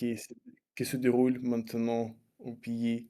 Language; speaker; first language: French; non-native, learner; Russian